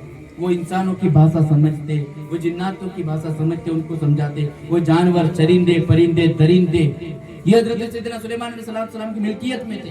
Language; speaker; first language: Urdu; native; Urdu